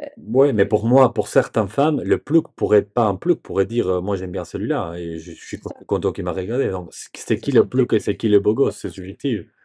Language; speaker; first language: French; non-native, learner; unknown